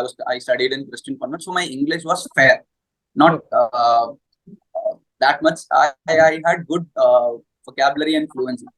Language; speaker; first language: English; non-native, local second language; Hindi